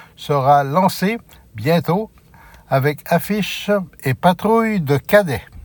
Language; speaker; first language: French; native; French